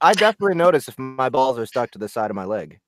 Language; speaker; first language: English; native; English